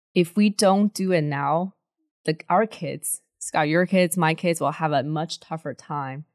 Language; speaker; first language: English; early bilingual, other home language; Chinese